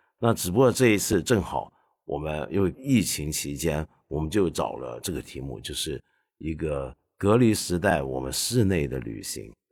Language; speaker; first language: Chinese; non-native, local second language; Cantonese